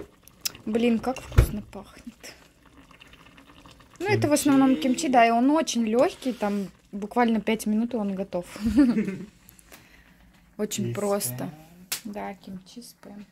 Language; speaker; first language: Russian; native; Russian